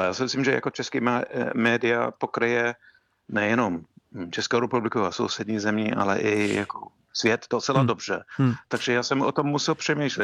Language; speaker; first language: Czech; non-native, fluent; English